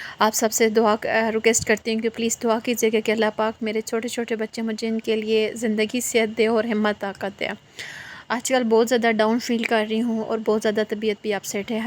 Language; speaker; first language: Urdu; non-native, local second language; Northern Hindko